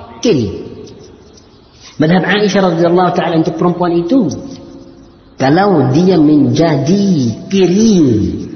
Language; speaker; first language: Indonesian; non-native, learner; Arabic